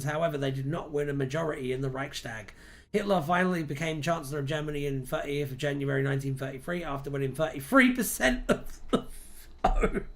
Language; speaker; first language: English; native; English